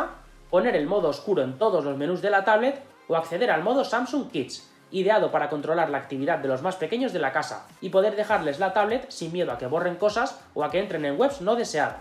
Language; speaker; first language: Spanish; native; Spanish